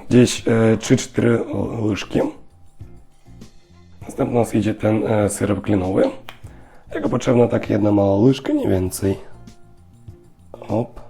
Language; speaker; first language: Polish; non-native, learner; Russian